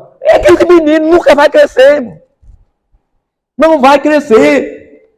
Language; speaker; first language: Portuguese; native; Portuguese